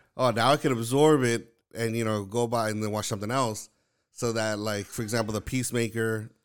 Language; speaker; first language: English; native; English